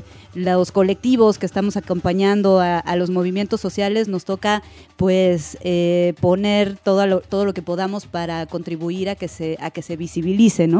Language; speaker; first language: Spanish; native; Spanish